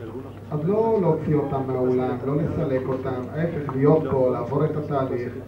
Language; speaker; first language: Hebrew; native; Hebrew